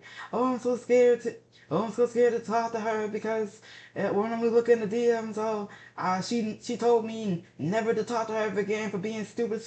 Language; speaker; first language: English; native; English